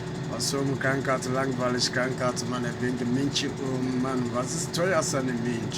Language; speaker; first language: German; non-native, learner; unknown